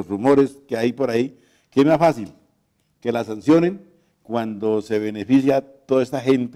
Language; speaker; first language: Spanish; native; Spanish